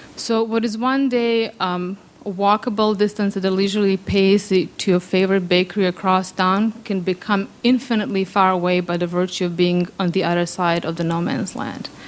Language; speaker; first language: English; early bilingual, other home language; Serbian